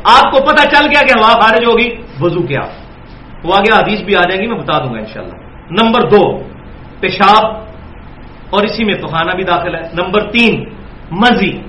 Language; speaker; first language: Urdu; non-native, local second language; Punjabi